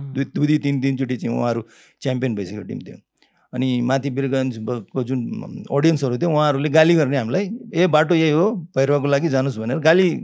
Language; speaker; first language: Nepali; early bilingual, heritage; Nepali